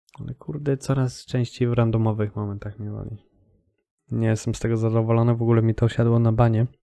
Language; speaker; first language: Polish; native; Polish